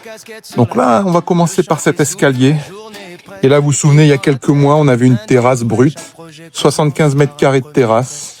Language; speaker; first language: French; native; French